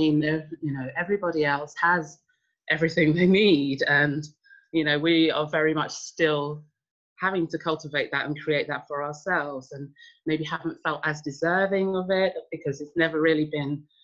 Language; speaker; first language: English; native; English